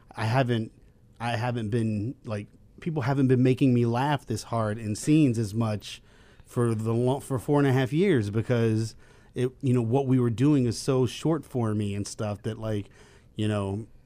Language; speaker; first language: English; native; English